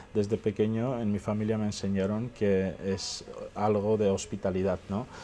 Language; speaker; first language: Spanish; non-native, fluent; Armenian